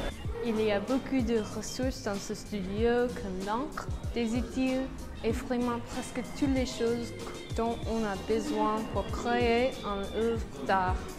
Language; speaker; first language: French; non-native, learner; English